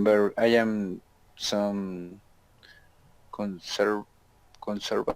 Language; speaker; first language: English; non-native, learner; Spanish